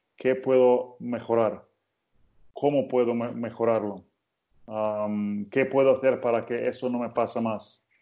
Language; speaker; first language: Spanish; non-native, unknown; Slovenian